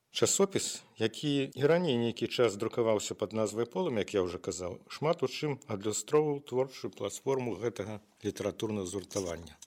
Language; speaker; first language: Belarusian; native; Belarusian